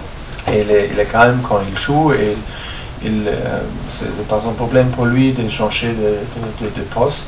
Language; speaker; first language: French; non-native, learner; German